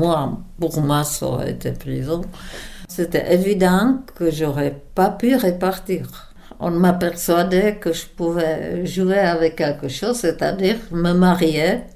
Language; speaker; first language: French; non-native, fluent; Czech